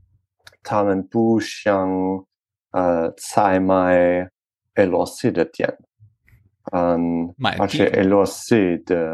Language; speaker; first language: Chinese; non-native, learner; French